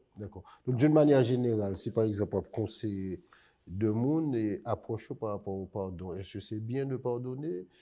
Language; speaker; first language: French; non-native, local second language; Haitian Creole